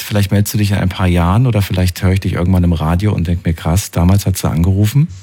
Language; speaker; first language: German; native; German